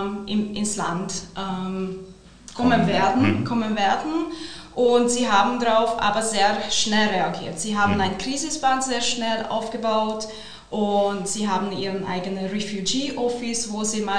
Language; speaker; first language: German; non-native, fluent; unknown